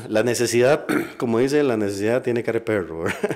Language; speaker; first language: Spanish; native; Spanish